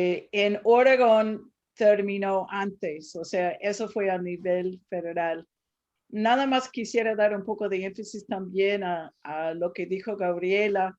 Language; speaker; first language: Spanish; non-native, fluent; English